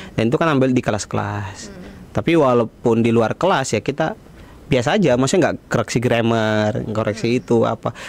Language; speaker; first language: Indonesian; native; Indonesian